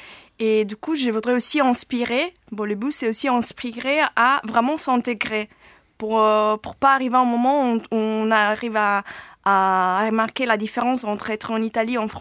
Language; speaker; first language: French; non-native, fluent; Italian